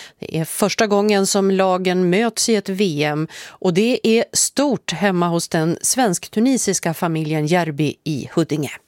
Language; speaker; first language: Swedish; native; Swedish